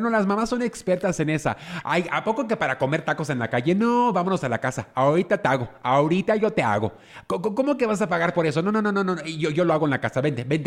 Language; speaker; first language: Spanish; native; Spanish